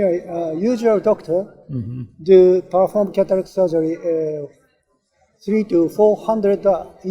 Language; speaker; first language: English; non-native, learner; Japanese